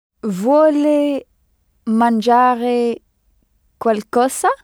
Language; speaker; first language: Italian; non-native, learner; French